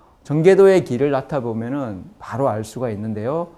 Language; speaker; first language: Korean; native; Korean